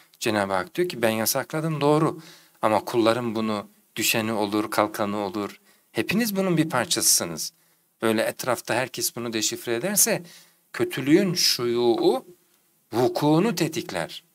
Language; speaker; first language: Turkish; native; Turkish